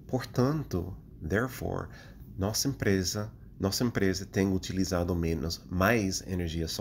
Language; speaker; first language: Portuguese; non-native, fluent; English